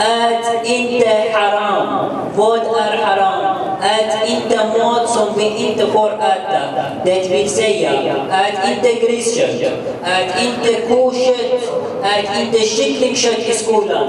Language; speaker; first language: Swedish; early bilingual, other home language; Arabic